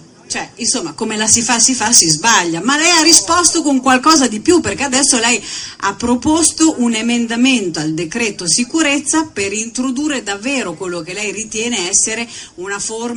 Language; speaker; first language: Italian; native; Italian